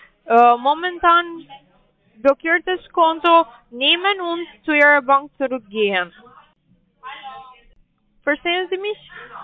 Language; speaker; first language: German; non-native, learner; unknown